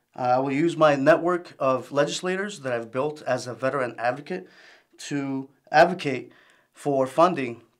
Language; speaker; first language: English; early bilingual, other home language; Spanish